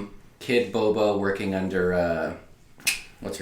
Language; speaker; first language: English; native; English